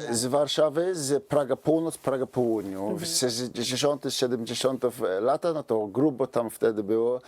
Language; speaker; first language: Polish; non-native, fluent; English